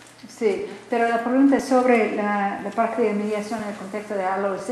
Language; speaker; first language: Spanish; non-native, learner; English